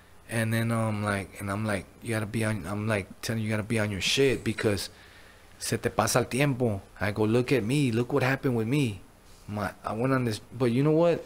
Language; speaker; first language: English; early bilingual, other home language; Spanish